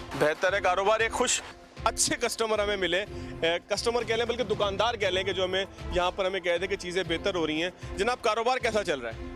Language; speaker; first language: Urdu; native; Urdu